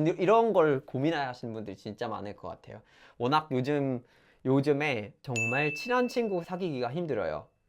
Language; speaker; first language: Korean; non-native, fluent; English